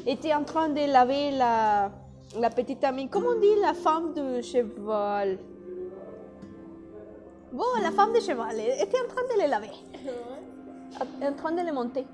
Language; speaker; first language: French; non-native, learner; Spanish